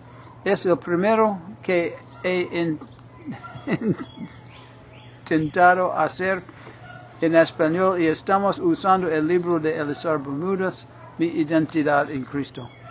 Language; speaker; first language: Spanish; non-native, fluent; English